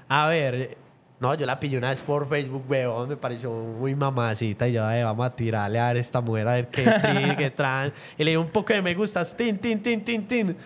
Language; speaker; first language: Spanish; native; Spanish